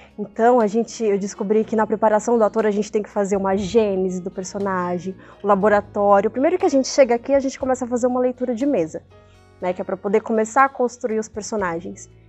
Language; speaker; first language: Portuguese; native; Portuguese